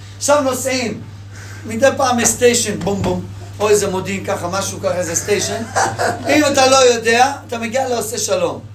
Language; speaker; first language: Hebrew; native; Hebrew